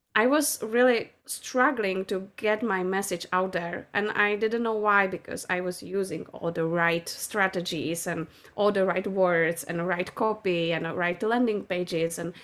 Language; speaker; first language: English; non-native, fluent; Czech